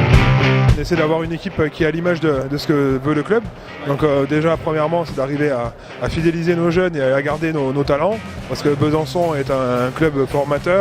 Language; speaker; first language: French; native; French